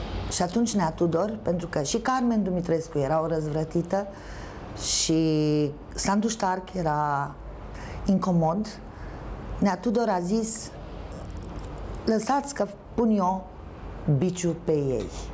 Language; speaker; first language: Romanian; native; Romanian